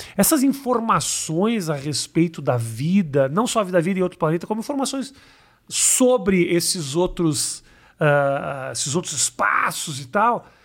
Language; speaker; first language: Portuguese; native; Portuguese